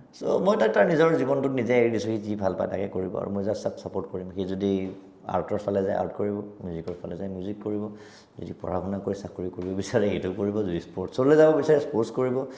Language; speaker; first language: Assamese; native; Assamese